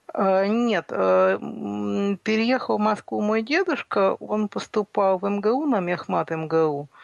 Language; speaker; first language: Russian; native; Russian